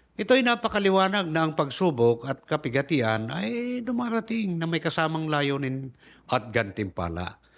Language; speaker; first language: Filipino; native; Filipino